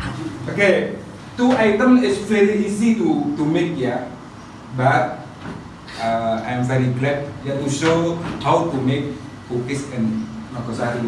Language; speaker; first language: English; non-native, learner; Indonesian